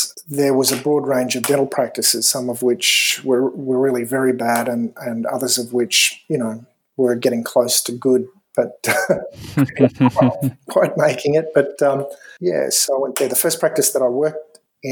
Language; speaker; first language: English; native; English